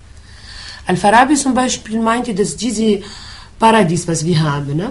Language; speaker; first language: German; non-native, fluent; Arabic